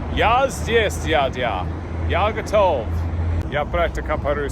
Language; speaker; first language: Russian; non-native, learner; English